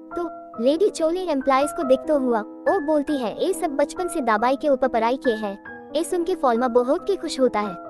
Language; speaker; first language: Hindi; non-native, local second language; Bangla